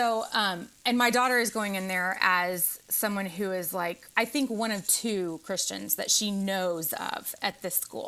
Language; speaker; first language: English; native; English